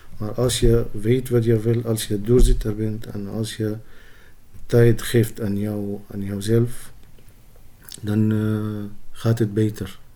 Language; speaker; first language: Dutch; non-native, learner; Arabic